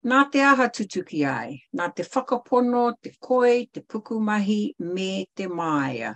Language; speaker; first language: Māori; non-native, local second language; English